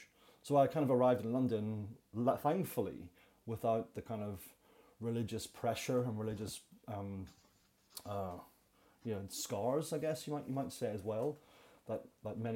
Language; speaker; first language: English; native; English